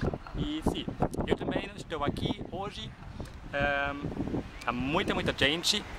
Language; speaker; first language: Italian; non-native, learner; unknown